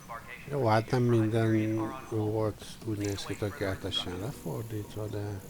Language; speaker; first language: Hungarian; native; Hungarian